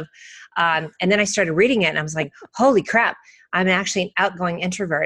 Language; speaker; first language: English; native; English